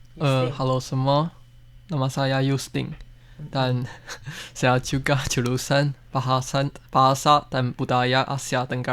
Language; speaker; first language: Indonesian; non-native, learner; Chinese